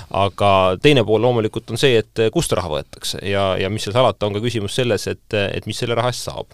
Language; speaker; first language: Estonian; native; Estonian